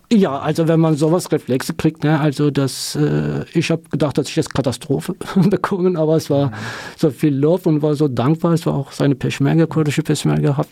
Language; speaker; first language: German; non-native, learner; Kurdish